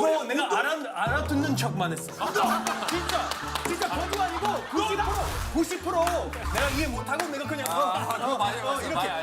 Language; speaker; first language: Korean; non-native, learner; French